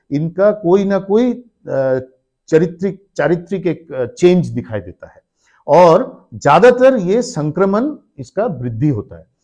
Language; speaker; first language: Hindi; non-native, local second language; Bangla